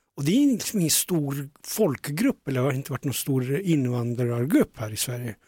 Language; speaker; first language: Swedish; early bilingual, other home language; Punjabi